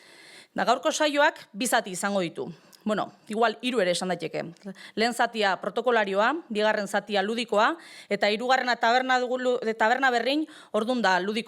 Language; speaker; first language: Basque; native; Basque